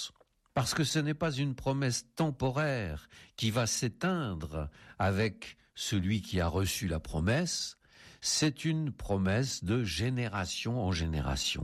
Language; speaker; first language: French; native; French